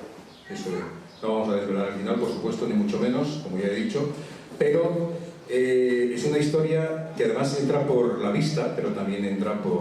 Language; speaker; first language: Spanish; native; Spanish